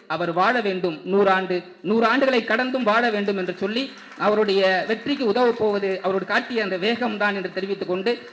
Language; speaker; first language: Tamil; native; Tamil